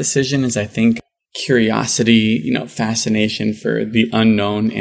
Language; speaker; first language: English; native; English